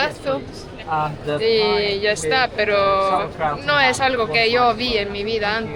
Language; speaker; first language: Spanish; non-native, fluent; Estonian